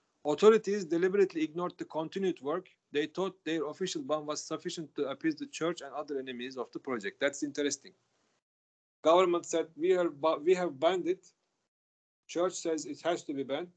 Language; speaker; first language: English; non-native, fluent; Turkish